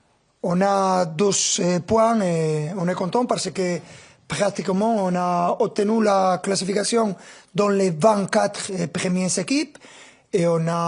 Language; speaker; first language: French; non-native, fluent; Spanish